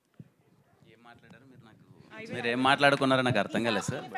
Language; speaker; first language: Telugu; native; Telugu